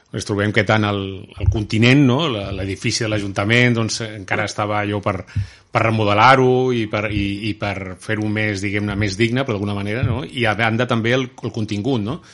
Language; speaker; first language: Catalan; native; Catalan